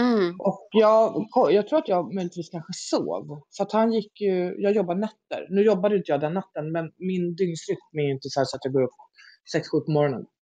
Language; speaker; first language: Swedish; native; Swedish